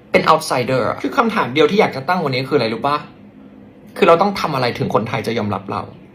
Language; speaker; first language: Thai; non-native, fluent; English